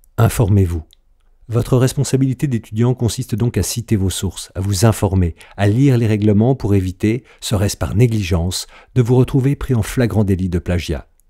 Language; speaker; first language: French; native; French